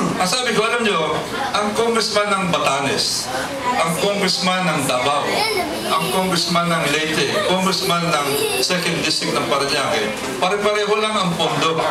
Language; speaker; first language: Filipino; native; Filipino